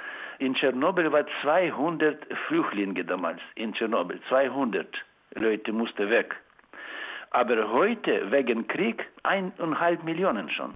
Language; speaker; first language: German; non-native, learner; Ukrainian